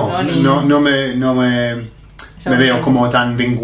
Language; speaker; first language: Spanish; non-native, fluent; English